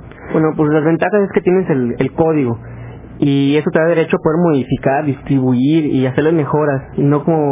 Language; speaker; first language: Spanish; native; Spanish